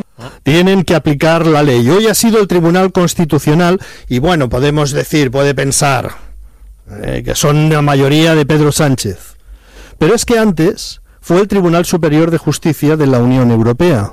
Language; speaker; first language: Spanish; native; Spanish